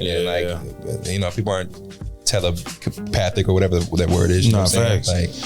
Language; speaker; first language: English; native; English